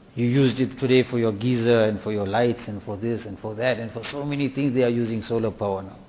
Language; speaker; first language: English; native; English